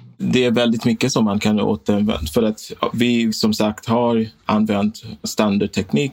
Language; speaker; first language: Swedish; non-native, fluent; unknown